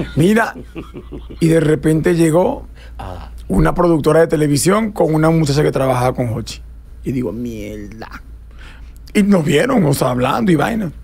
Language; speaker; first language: Spanish; native; Spanish